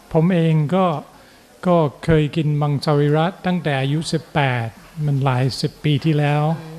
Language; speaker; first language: Thai; non-native, fluent; English